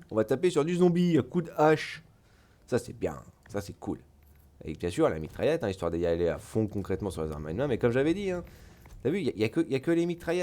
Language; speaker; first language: French; native; French